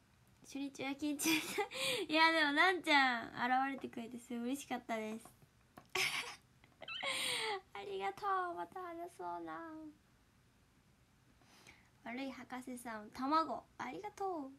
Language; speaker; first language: Japanese; native; Japanese